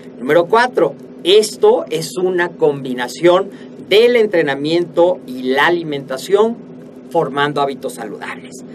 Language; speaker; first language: Spanish; native; Spanish